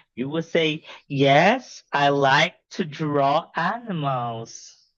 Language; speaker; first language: English; non-native, fluent; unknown